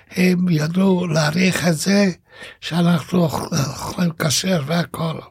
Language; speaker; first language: Hebrew; non-native, fluent; Hungarian